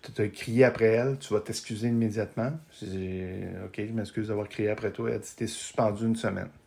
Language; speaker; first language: French; native; French